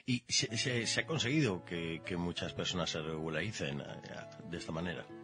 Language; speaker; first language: Spanish; native; Spanish